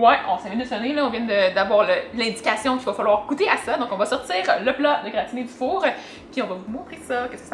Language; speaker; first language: French; native; French